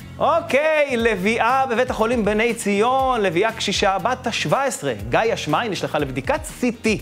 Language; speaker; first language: Hebrew; native; Hebrew